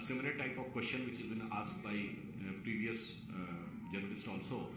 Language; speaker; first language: English; non-native, local second language; Hindi